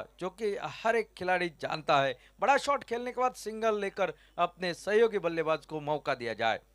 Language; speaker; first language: Hindi; non-native, local second language; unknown